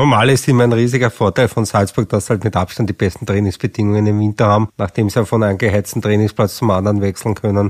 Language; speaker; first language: German; native; German